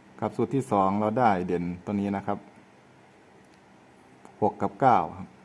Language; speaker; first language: Thai; native; Thai